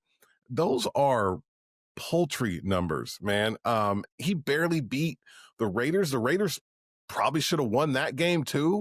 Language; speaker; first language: English; native; English